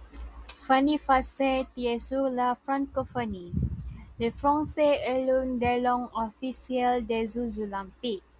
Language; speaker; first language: French; non-native, learner; Malay